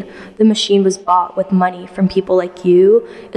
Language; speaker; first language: English; native; English